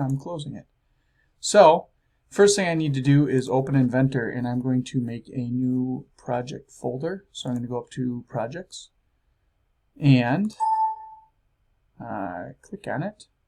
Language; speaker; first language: English; native; English